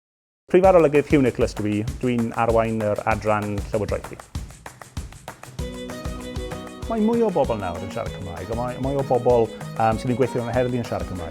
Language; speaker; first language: Welsh; non-native, local second language; English